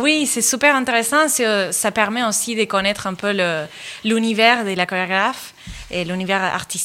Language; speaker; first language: French; non-native, fluent; Spanish